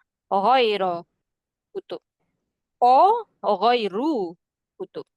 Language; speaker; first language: Arabic; non-native, fluent; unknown